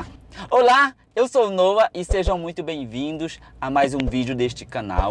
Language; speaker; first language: Portuguese; native; Portuguese